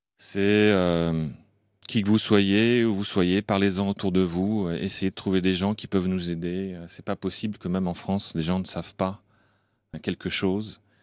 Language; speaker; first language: French; native; French